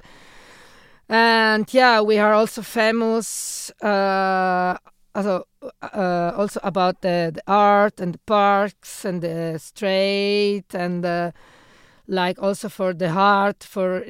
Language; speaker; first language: English; non-native, fluent; Italian